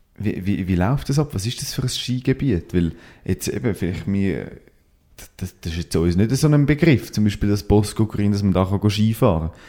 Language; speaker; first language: German; native; German